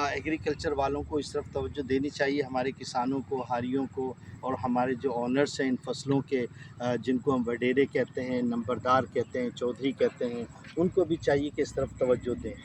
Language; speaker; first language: Urdu; non-native, local second language; Sindhi